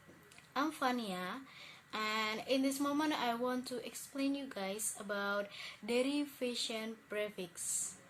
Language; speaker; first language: English; non-native, learner; Indonesian